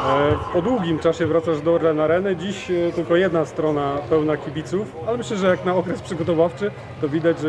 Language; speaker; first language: Polish; native; Polish